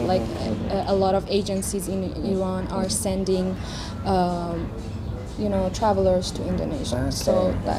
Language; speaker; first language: English; non-native, fluent; Persian